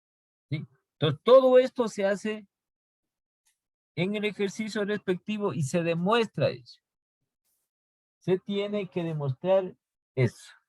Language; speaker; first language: Spanish; native; Spanish